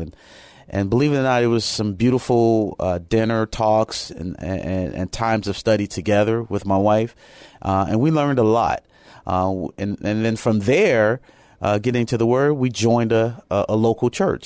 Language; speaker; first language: English; native; English